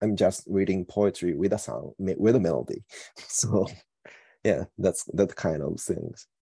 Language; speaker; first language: English; non-native, fluent; Japanese